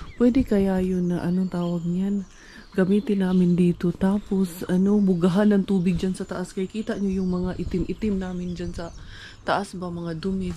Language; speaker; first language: Filipino; non-native, local second language; Cebuano